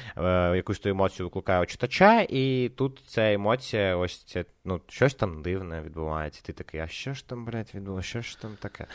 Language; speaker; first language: Ukrainian; non-native, local second language; Russian